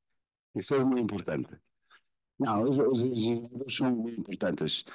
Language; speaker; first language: Spanish; non-native, fluent; Portuguese